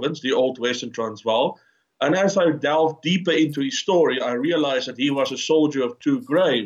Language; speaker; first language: English; non-native, local second language; Afrikaans